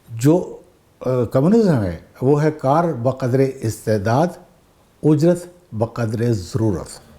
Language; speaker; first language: Urdu; non-native, local second language; Saraiki